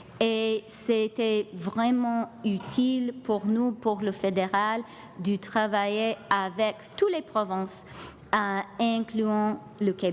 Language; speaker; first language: French; non-native, local second language; English